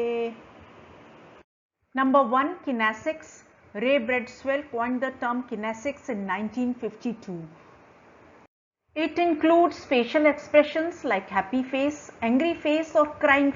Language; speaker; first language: English; non-native, local second language; Hindi